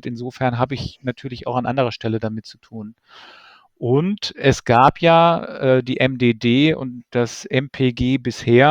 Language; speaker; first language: German; native; German